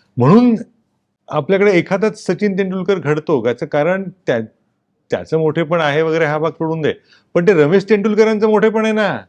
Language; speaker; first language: Marathi; native; Marathi